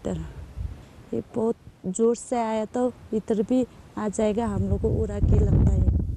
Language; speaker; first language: Hindi; non-native, learner; Nepali